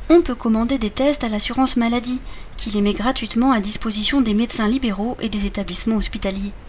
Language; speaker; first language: French; native; French